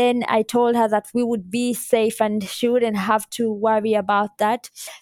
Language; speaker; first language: English; non-native, local second language; Ganda